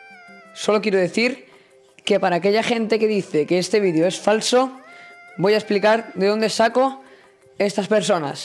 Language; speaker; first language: Spanish; native; Spanish